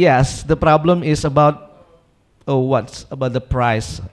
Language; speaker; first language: English; non-native, local second language; Indonesian